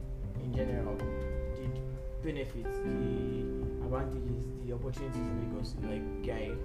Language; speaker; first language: English; non-native, local second language; Yoruba